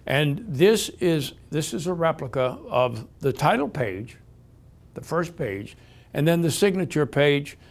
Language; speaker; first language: English; native; English